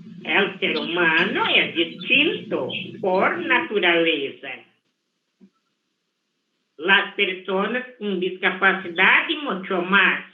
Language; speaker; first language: Spanish; non-native, fluent; Portuguese